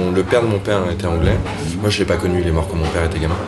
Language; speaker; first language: French; native; French